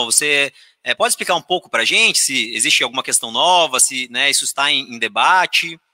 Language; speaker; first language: Portuguese; native; Portuguese